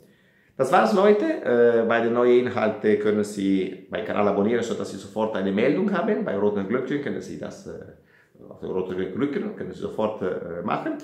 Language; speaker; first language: German; non-native, fluent; Italian